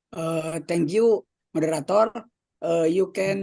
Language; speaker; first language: English; non-native, fluent; Indonesian